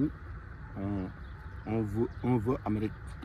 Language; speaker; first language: French; non-native, local second language; Wolof